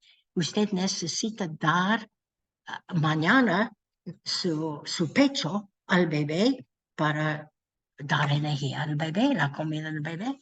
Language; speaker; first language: Spanish; non-native, learner; English